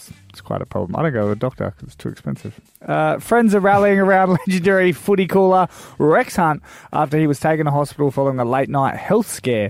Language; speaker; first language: English; native; English